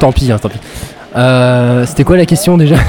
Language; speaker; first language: French; native; French